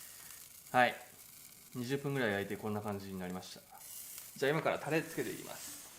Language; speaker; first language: Japanese; native; Japanese